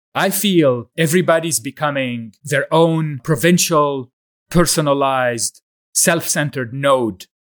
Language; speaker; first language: English; non-native, fluent; Arabic